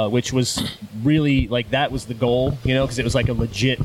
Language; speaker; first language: English; native; English